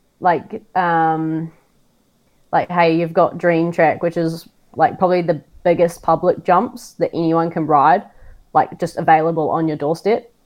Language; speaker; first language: English; native; English